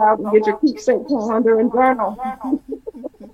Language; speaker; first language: English; native; English